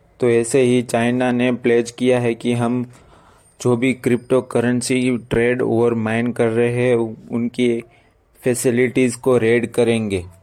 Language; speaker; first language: Hindi; non-native, local second language; Gujarati